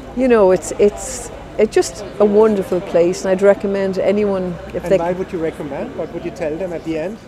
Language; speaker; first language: English; native; English